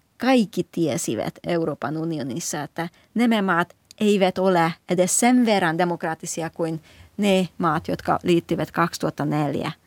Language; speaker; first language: Finnish; non-native, fluent; Hungarian